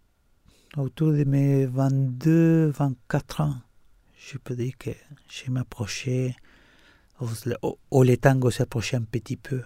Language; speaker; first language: French; non-native, learner; Spanish